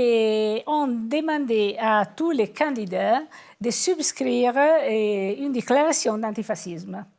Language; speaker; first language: French; non-native, fluent; Italian